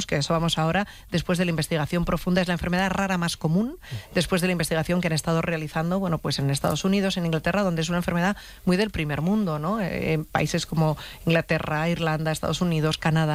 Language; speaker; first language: Spanish; native; Spanish